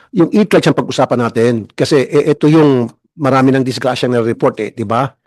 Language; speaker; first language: Filipino; native; Filipino